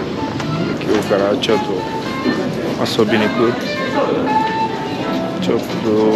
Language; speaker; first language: Japanese; non-native, learner; Portuguese